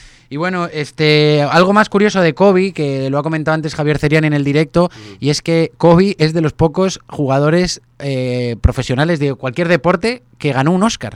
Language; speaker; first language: Spanish; native; Spanish